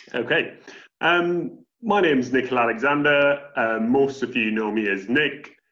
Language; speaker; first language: English; native; English